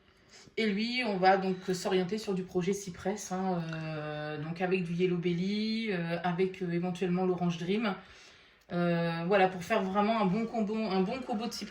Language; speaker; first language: French; native; French